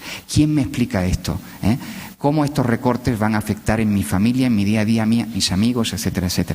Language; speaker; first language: Spanish; native; Spanish